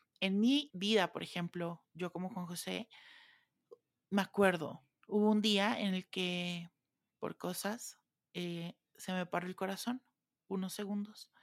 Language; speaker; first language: Spanish; native; Spanish